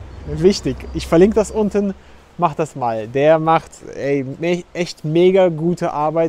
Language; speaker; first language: German; native; German